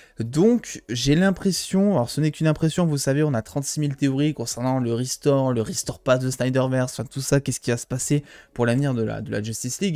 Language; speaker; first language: French; native; French